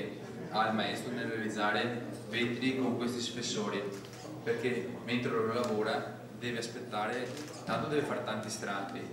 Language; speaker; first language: Italian; native; Italian